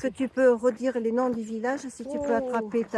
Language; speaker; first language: French; native; French